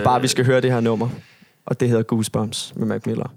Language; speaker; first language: Danish; native; Danish